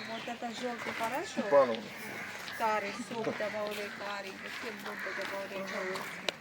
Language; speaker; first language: Russian; non-native, learner; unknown